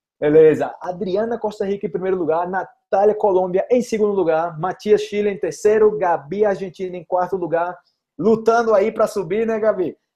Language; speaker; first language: Portuguese; native; Portuguese